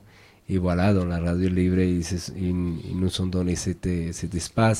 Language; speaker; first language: French; non-native, fluent; Spanish